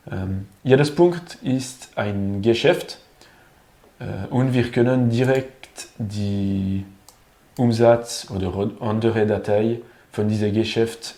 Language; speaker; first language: German; non-native, learner; French